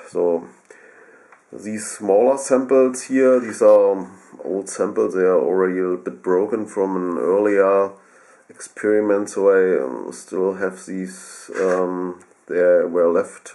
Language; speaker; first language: English; non-native, fluent; German